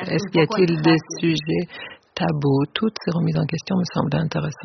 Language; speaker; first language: French; non-native, fluent; Spanish